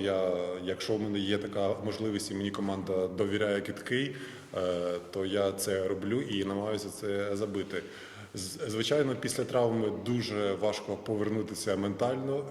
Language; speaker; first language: Ukrainian; non-native, local second language; Russian